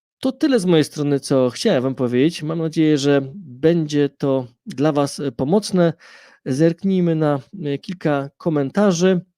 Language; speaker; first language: Polish; native; Polish